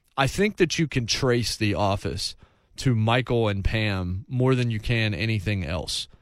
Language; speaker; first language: English; native; English